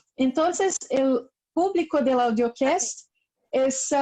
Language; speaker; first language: Spanish; non-native, learner; Portuguese